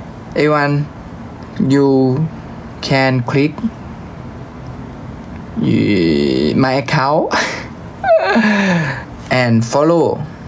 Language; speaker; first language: English; non-native, learner; Thai